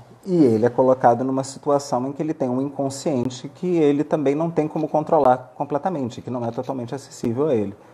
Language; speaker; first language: Portuguese; native; Portuguese